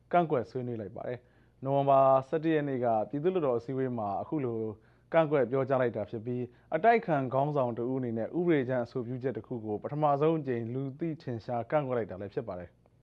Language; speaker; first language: Burmese; native; Burmese